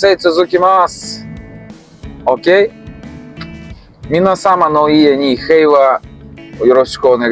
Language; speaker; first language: Japanese; non-native, learner; Russian